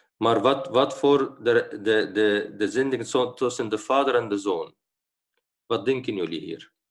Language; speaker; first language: Dutch; non-native, fluent; Arabic